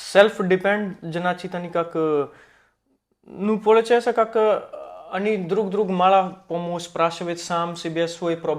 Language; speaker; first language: Russian; non-native, learner; Hindi